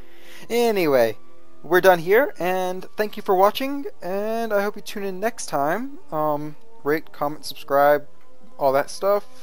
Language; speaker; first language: English; native; English